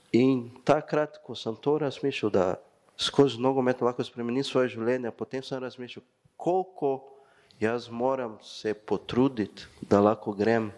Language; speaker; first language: Slovenian; non-native, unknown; Portuguese